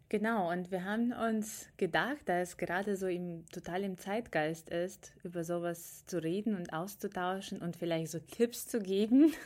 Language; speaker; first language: German; non-native, fluent; Ukrainian